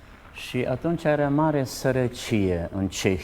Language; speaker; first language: Romanian; non-native, local second language; Czech